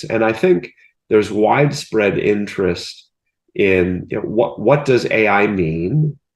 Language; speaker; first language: English; native; English